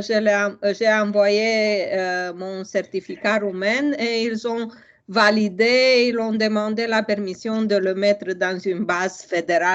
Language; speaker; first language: French; non-native, fluent; Romanian